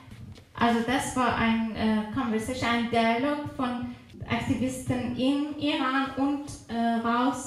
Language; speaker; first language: German; non-native, fluent; Persian